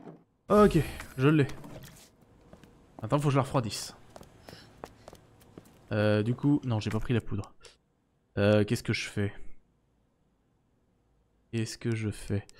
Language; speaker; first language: French; native; French